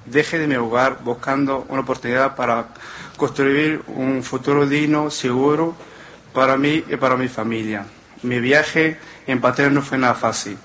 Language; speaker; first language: Spanish; non-native, fluent; Arabic